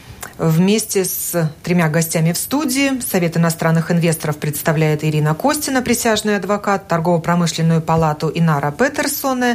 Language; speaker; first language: Russian; native; Russian